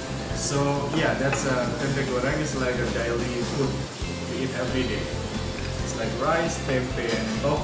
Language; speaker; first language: English; non-native, learner; Indonesian